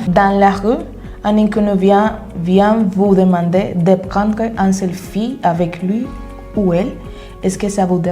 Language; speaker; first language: French; non-native, fluent; Spanish